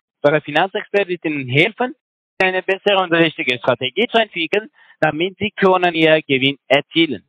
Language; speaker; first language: German; non-native, learner; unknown